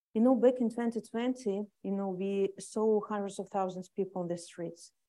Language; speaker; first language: English; non-native, fluent; Russian